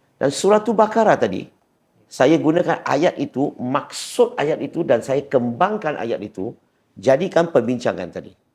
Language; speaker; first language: Malay; non-native, local second language; Chinese